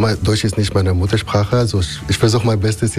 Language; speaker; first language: German; non-native, fluent; Arabic